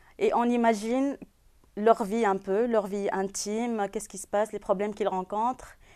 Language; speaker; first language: French; non-native, local second language; Arabic